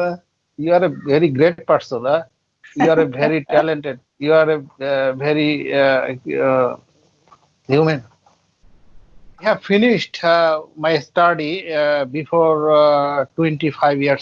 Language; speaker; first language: English; non-native, learner; Bangla